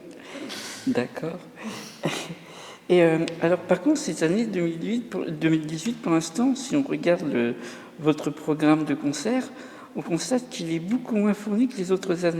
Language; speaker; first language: French; native; French